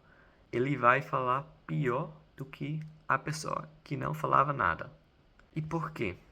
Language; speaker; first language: Portuguese; non-native, fluent; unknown